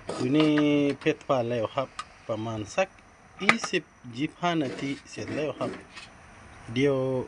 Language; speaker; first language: Thai; non-native, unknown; Urdu